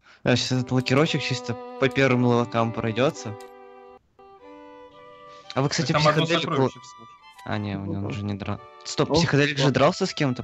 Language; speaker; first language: Russian; native; Russian